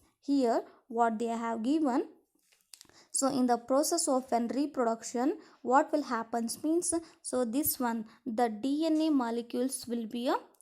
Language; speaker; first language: English; non-native, local second language; Kannada